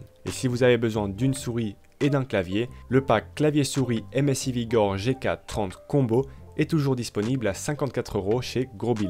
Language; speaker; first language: French; native; French